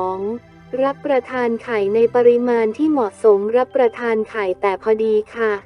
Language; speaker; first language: Thai; native; Thai